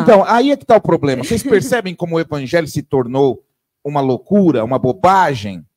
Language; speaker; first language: Portuguese; native; Portuguese